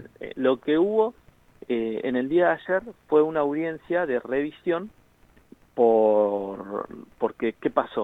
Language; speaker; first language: Spanish; native; Spanish